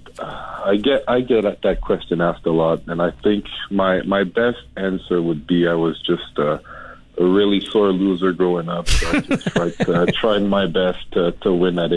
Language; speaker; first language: English; non-native, fluent; French